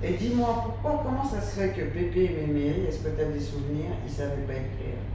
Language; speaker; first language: French; native; French